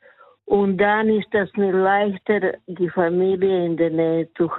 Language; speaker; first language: German; non-native, learner; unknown